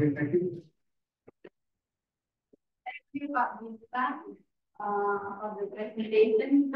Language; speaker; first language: English; non-native, fluent; Indonesian